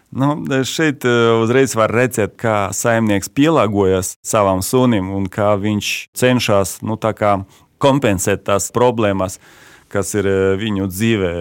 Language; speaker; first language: Latvian; non-native, local second language; Russian